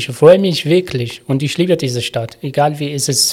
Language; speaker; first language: German; non-native, learner; Arabic